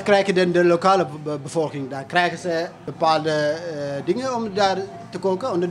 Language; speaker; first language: Dutch; native; Dutch